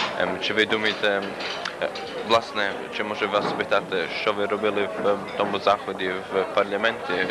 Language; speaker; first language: Ukrainian; early bilingual, heritage; Ukrainian